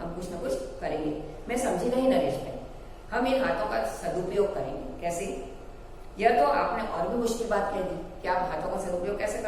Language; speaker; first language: Hindi; non-native, local second language; Gujarati